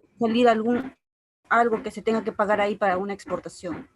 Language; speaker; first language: Spanish; native; Spanish